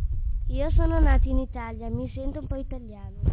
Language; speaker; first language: Italian; early bilingual, other home language; Kurdish